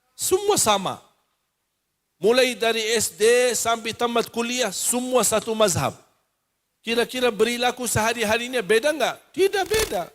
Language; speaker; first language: Malay; non-native, fluent; Arabic